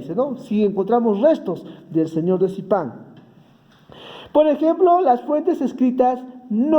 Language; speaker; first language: Spanish; native; Spanish